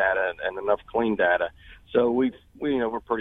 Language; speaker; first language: English; native; English